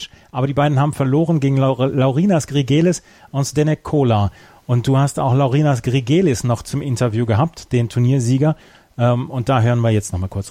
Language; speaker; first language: German; native; German